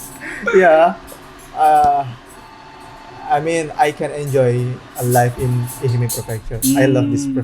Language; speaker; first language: English; non-native, learner; Indonesian